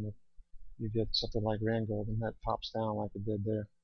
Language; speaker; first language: English; native; English